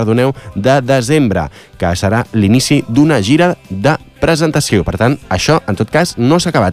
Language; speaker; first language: Catalan; native; Catalan